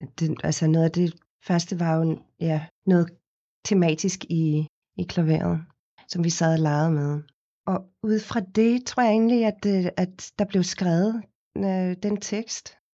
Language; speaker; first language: Danish; non-native, fluent; Afrikaans